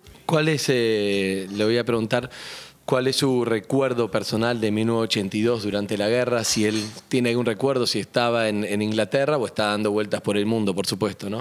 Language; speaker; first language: Spanish; native; Spanish